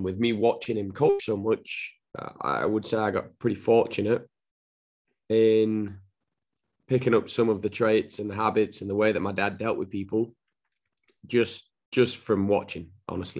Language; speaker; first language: English; native; English